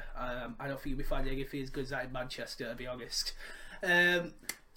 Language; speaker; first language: English; native; English